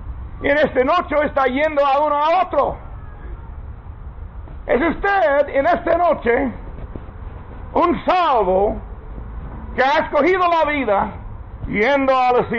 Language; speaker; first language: Spanish; non-native, learner; English